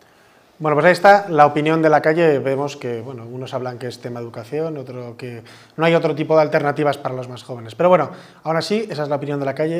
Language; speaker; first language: Spanish; native; Spanish